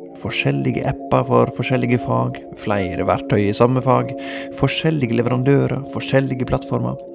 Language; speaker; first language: Norwegian; native; Norwegian